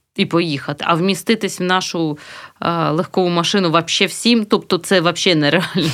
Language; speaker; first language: Ukrainian; native; Ukrainian